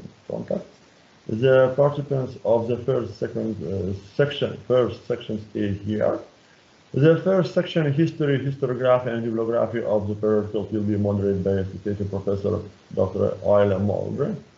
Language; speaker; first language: English; non-native, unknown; Lithuanian